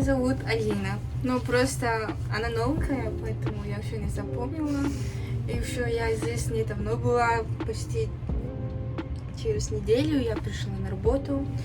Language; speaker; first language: Russian; non-native, learner; Mongolian